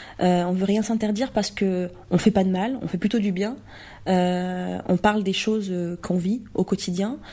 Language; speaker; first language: French; native; French